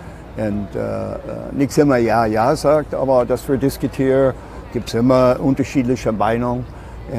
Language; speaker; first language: German; non-native, learner; English